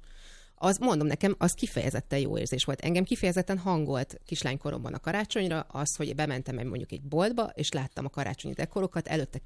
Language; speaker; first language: Hungarian; native; Hungarian